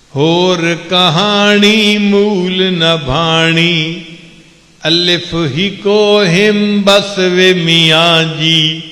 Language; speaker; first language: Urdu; non-native, local second language; Punjabi